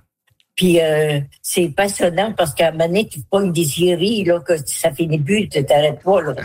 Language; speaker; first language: French; native; French